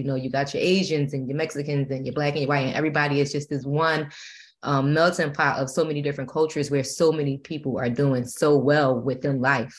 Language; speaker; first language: English; native; English